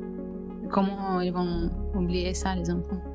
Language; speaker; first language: French; non-native, fluent; Ukrainian